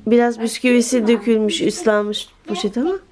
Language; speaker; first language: Turkish; native; Turkish